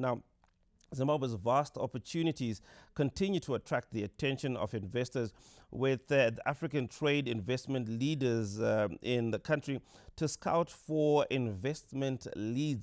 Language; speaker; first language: English; non-native, local second language; Shona